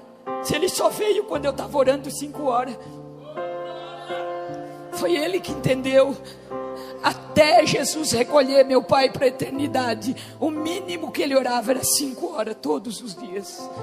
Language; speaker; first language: Portuguese; native; Portuguese